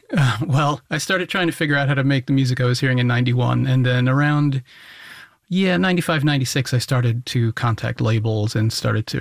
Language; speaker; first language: English; early bilingual, other home language; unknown